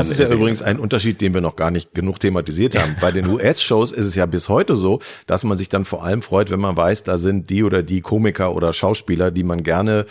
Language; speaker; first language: German; native; German